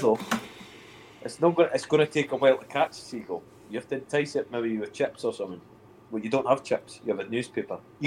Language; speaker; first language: English; native; English